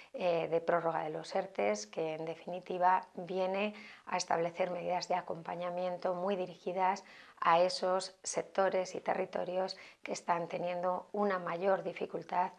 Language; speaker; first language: Spanish; native; Spanish